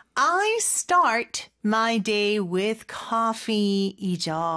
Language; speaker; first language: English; non-native, fluent; Korean